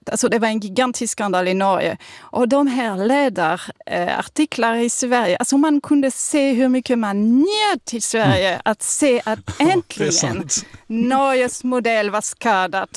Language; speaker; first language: Swedish; non-native, fluent; French